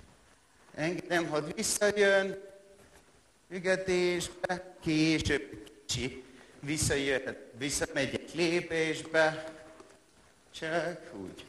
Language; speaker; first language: Hungarian; non-native, learner; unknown